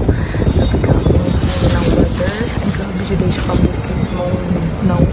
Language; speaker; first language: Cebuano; native; Cebuano